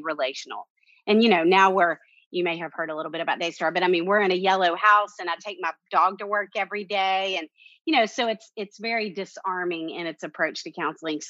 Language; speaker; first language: English; native; English